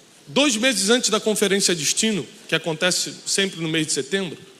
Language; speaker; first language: Portuguese; native; Portuguese